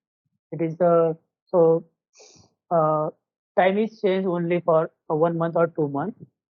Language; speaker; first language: English; non-native, learner; Marathi